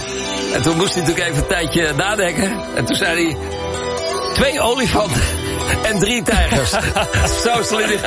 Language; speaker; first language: Dutch; native; Dutch